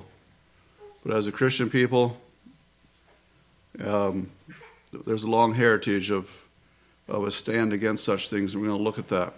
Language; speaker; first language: English; native; English